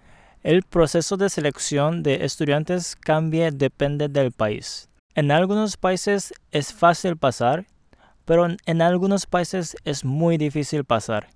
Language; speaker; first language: Spanish; non-native, fluent; Japanese